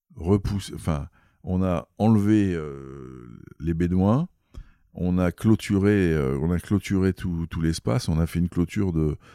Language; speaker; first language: French; native; French